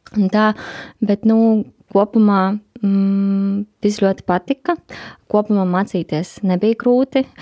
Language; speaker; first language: Latvian; non-native, local second language; Russian